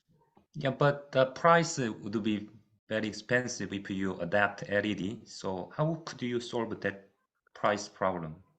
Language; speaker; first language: English; non-native, fluent; Korean